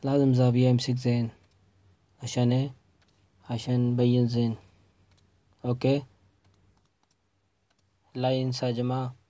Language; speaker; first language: Arabic; non-native, learner; Urdu